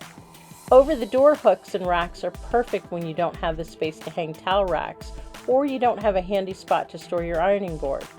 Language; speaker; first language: English; native; English